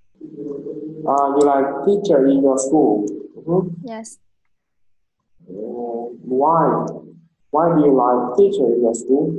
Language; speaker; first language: English; non-native, learner; Vietnamese